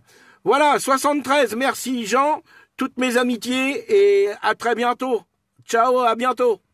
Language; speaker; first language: French; native; French